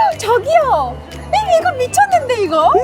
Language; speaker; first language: Korean; non-native, learner; Japanese